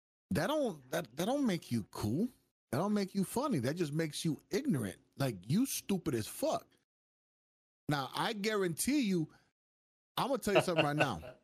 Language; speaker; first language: English; early bilingual, other home language; Spanish